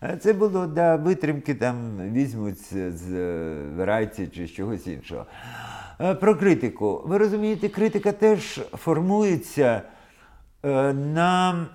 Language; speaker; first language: Ukrainian; non-native, local second language; Russian